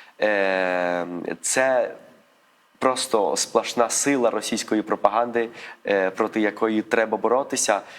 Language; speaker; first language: Ukrainian; early bilingual, heritage; Ukrainian